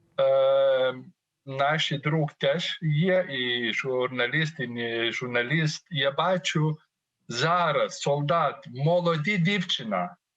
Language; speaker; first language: Ukrainian; non-native, learner; Lithuanian